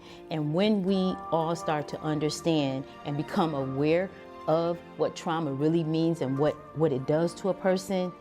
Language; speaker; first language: English; native; English